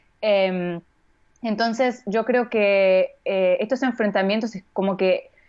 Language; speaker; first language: Spanish; early bilingual, heritage; Spanish